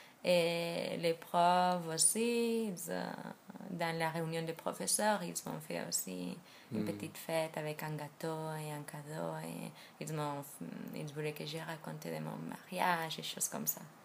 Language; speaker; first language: French; non-native, fluent; Spanish